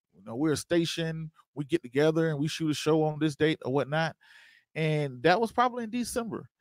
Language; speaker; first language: English; native; English